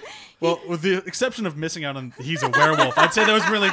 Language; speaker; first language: English; native; English